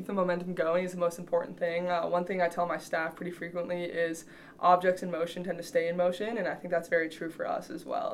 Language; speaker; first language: English; native; English